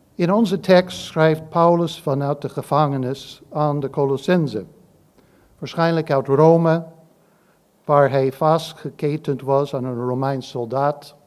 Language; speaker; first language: Dutch; non-native, fluent; English